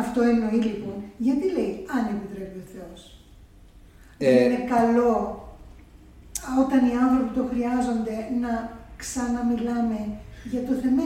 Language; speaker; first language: Greek; native; Greek